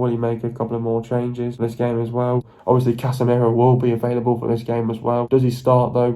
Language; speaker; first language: English; native; English